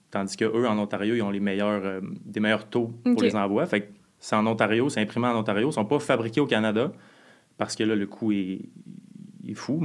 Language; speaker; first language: French; native; French